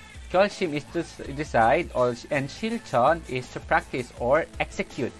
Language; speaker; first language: English; non-native, local second language; Filipino